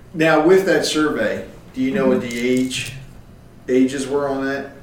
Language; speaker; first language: English; native; English